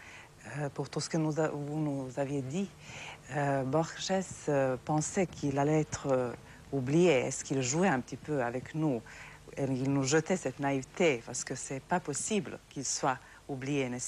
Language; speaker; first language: French; non-native, fluent; Serbian